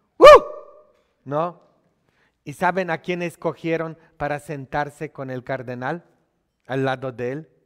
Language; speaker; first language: Spanish; non-native, fluent; Polish